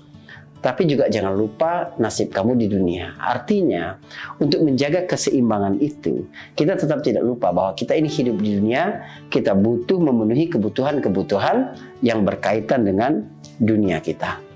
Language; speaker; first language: Indonesian; native; Indonesian